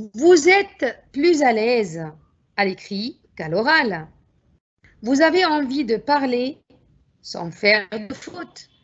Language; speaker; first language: French; non-native, fluent; Arabic